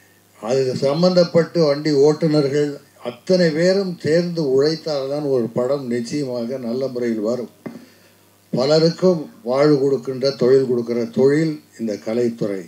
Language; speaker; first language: Tamil; native; Tamil